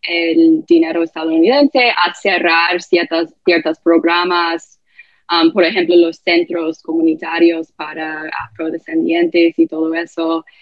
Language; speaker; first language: Spanish; non-native, fluent; English